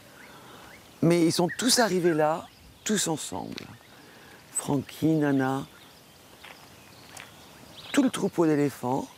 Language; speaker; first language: French; native; French